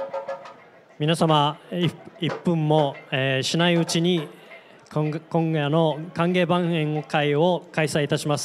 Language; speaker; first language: Japanese; native; Japanese